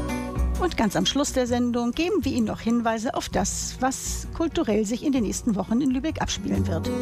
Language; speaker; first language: German; native; German